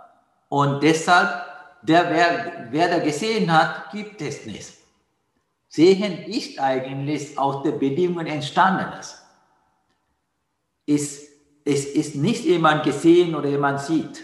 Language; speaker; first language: German; non-native, learner; Sinhala